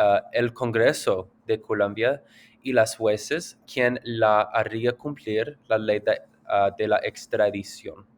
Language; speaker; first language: Spanish; non-native, learner; English